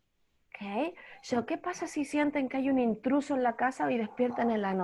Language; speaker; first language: Spanish; native; Spanish